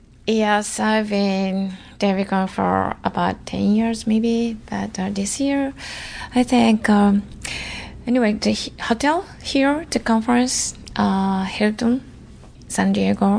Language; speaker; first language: English; non-native, learner; Japanese